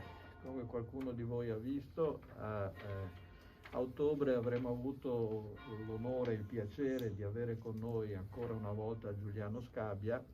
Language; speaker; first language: Italian; native; Italian